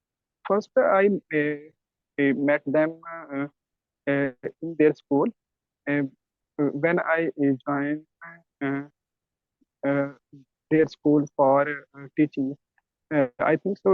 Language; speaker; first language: English; non-native, learner; Urdu